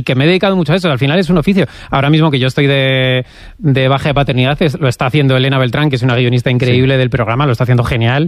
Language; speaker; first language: Spanish; native; Spanish